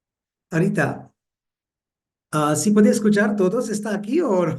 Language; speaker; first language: Spanish; non-native, learner; Hindi